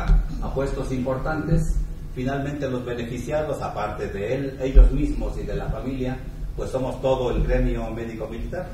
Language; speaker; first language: Spanish; native; Spanish